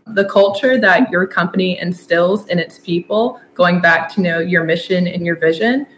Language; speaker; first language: English; native; English